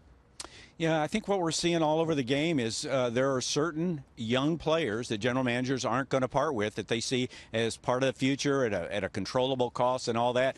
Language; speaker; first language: English; native; English